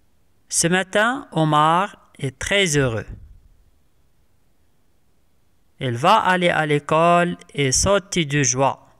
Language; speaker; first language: French; non-native, local second language; Arabic